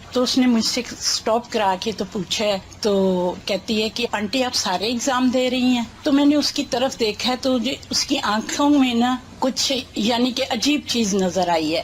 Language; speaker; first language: Urdu; native; Urdu